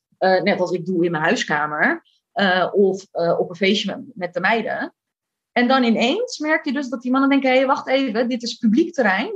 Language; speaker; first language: Dutch; early bilingual, other home language; Turkish